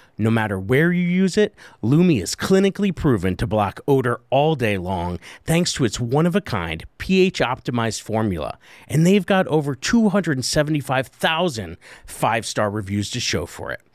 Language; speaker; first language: English; native; English